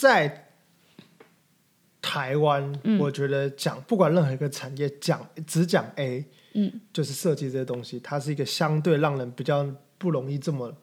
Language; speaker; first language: Chinese; native; Chinese